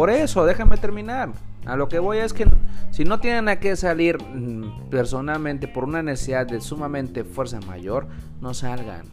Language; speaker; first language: Spanish; native; Spanish